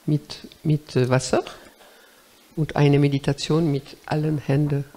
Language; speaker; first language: German; non-native, learner; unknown